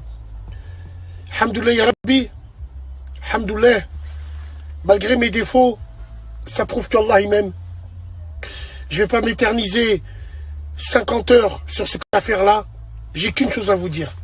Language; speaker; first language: French; native; French